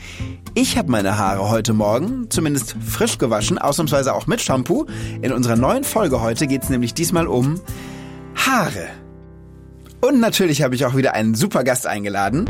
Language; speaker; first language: German; native; German